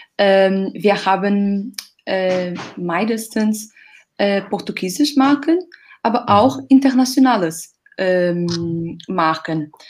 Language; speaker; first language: German; non-native, learner; Portuguese